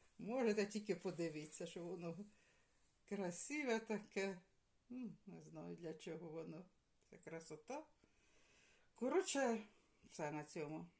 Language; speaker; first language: Ukrainian; native; Ukrainian